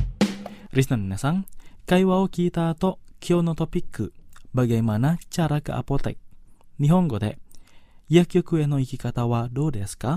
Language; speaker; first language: Japanese; non-native, fluent; Indonesian